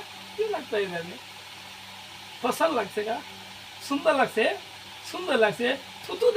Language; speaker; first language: Hindi; non-native, local second language; Bangla